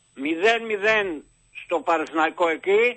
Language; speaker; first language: Greek; non-native, learner; Albanian